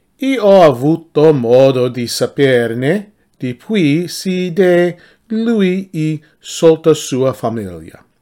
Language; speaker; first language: Italian; non-native, learner; English